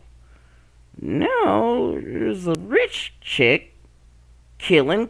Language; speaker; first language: English; native; English